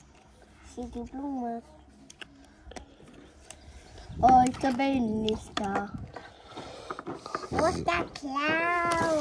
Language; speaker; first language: German; early bilingual, other home language; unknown